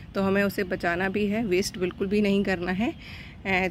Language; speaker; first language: Hindi; native; Hindi